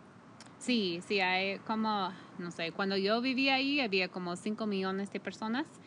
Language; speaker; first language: Spanish; non-native, fluent; English